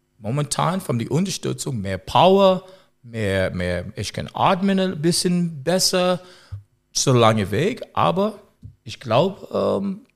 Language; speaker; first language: German; non-native, learner; English